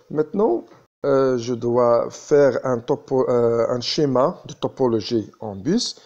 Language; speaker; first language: French; non-native, local second language; Arabic